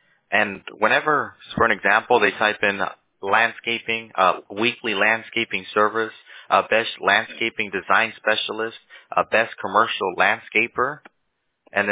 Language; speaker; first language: English; native; English